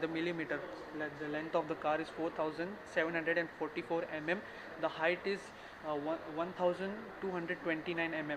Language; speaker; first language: English; non-native, fluent; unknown